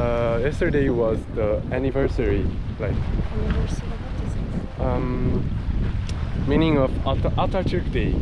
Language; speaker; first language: English; non-native, learner; Korean